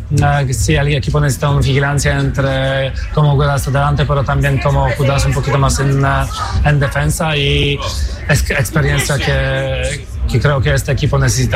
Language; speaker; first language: Spanish; non-native, fluent; Polish